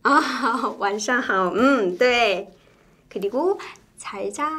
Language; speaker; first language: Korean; non-native, fluent; Chinese